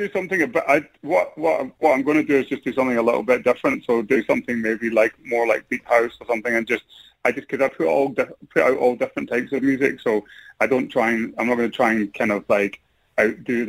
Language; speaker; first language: English; native; English